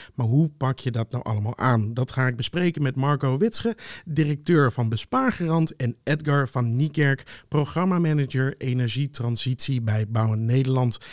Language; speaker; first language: Dutch; native; Dutch